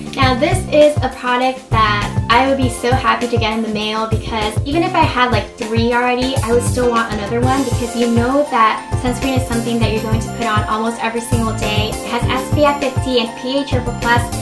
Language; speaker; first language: English; early bilingual, other home language; Japanese